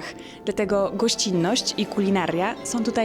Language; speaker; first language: Polish; native; Polish